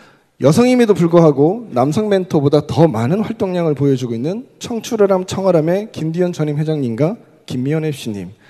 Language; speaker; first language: Korean; native; Korean